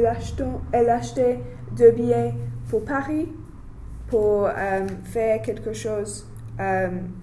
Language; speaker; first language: French; non-native, learner; English